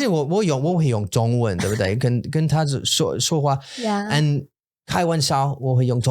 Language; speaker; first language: Chinese; non-native, learner; English